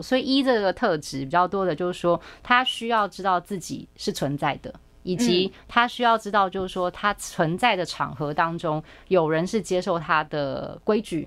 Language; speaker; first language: Chinese; native; Chinese